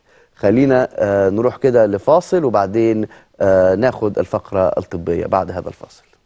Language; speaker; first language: Arabic; native; Arabic